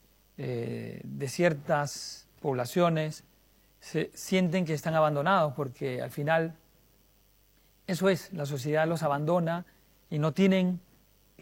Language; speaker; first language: Spanish; native; Spanish